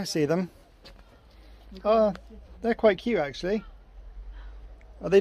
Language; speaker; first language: English; native; English